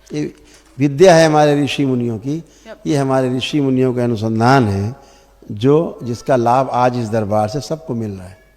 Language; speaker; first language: Hindi; native; Hindi